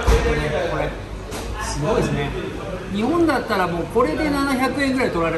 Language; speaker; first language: Japanese; native; Japanese